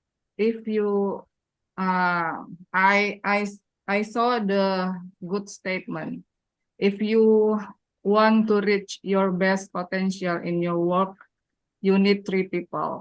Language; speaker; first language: English; non-native, learner; Indonesian